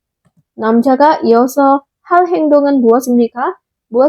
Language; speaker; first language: Korean; non-native, fluent; Indonesian